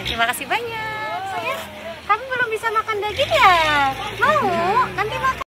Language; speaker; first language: Indonesian; native; Indonesian